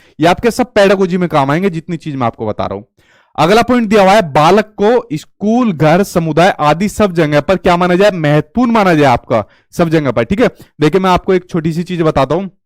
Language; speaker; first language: Hindi; native; Hindi